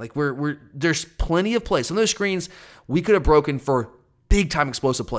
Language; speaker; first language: English; native; English